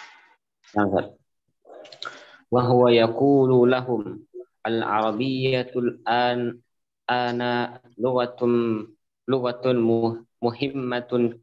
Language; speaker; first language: Arabic; non-native, learner; Indonesian